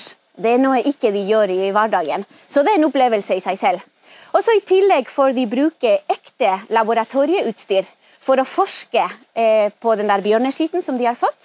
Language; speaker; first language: Norwegian; non-native, fluent; Spanish